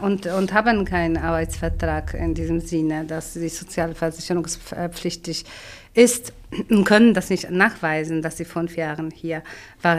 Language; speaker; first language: German; non-native, fluent; Polish